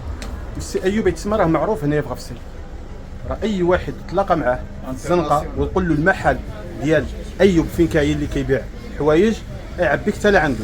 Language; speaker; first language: Arabic; native; Arabic